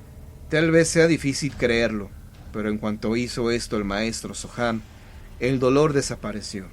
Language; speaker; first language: Spanish; native; Spanish